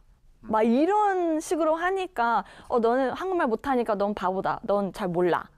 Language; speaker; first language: Korean; early bilingual, other home language; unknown